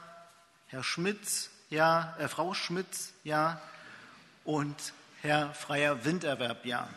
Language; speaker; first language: German; native; German